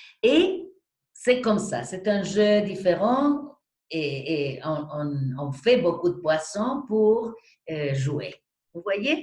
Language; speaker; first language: French; non-native, fluent; Spanish